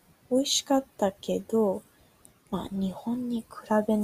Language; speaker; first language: Japanese; early bilingual, heritage; Japanese